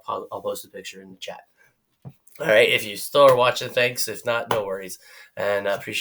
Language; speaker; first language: English; native; English